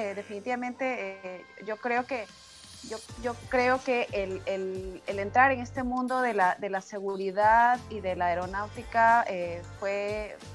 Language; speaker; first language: Spanish; native; Spanish